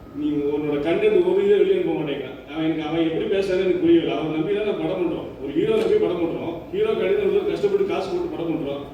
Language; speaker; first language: Tamil; native; Tamil